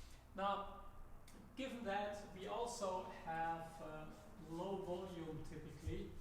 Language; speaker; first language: English; non-native, fluent; German